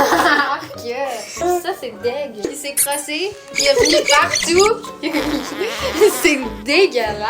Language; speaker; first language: French; native; French